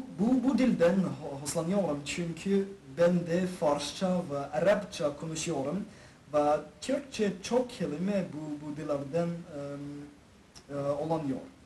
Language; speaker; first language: Turkish; non-native, learner; English